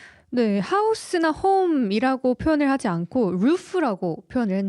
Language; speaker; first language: Korean; native; Korean